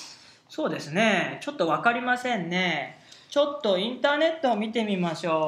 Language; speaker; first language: Japanese; native; Japanese